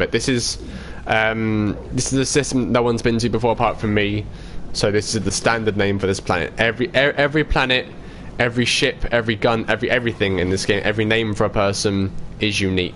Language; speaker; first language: English; native; English